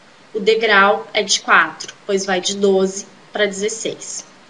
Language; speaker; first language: Portuguese; native; Portuguese